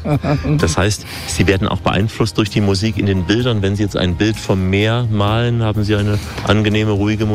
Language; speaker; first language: German; native; German